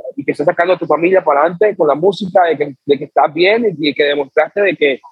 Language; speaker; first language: Spanish; native; Spanish